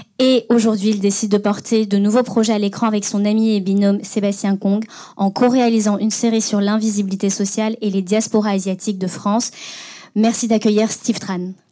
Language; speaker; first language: French; native; French